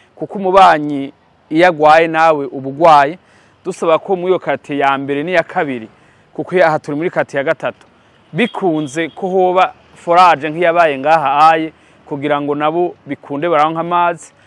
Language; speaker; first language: Rundi; native; Rundi